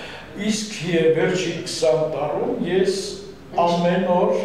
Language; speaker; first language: Armenian; non-native, local second language; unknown